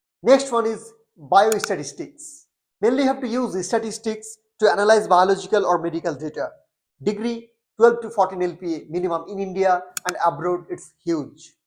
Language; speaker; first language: English; non-native, local second language; Bangla